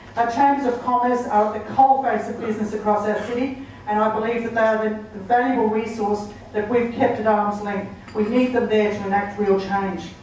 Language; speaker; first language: English; native; English